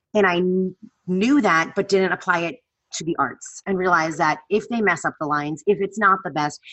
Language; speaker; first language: English; native; English